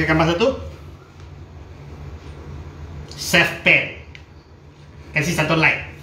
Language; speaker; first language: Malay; non-native, local second language; Chinese